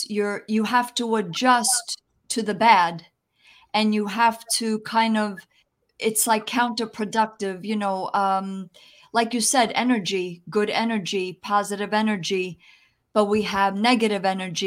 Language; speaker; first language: English; early bilingual, other home language; Italian